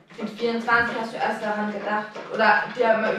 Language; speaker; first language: German; native; German